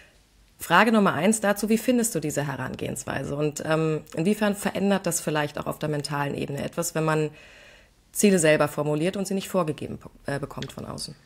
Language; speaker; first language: German; native; German